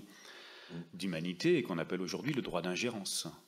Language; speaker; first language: French; native; French